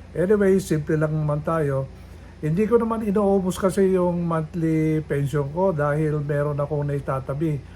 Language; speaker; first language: Filipino; non-native, local second language; Iloko